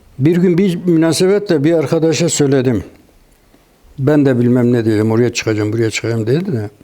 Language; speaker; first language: Turkish; non-native, local second language; Kurdish